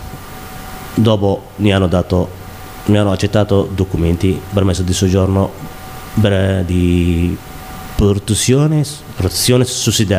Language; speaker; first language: Italian; non-native, learner; Somali